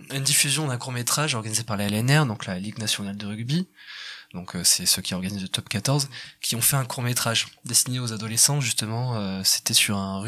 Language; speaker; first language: French; native; French